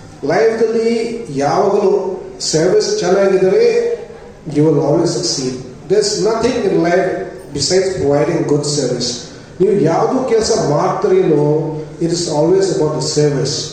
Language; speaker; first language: Kannada; non-native, learner; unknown